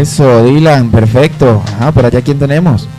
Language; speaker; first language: Spanish; native; Spanish